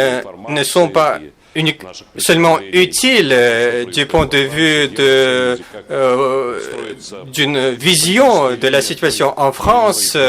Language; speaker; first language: French; non-native, fluent; Russian